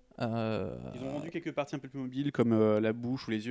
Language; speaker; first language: French; native; French